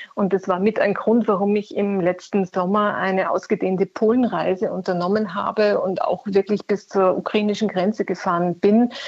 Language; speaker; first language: German; native; German